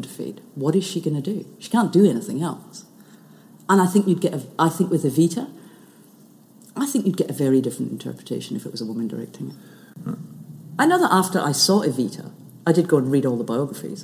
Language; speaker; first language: English; native; English